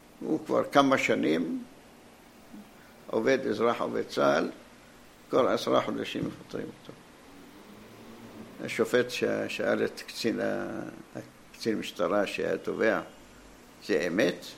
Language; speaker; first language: Hebrew; non-native, fluent; Arabic